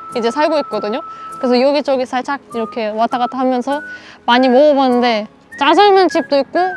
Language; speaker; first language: Korean; non-native, fluent; German